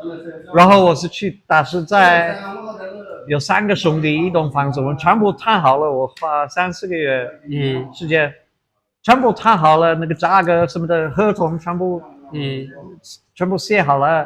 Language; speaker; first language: Chinese; non-native, fluent; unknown